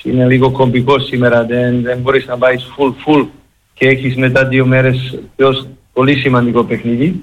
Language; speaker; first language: Greek; non-native, fluent; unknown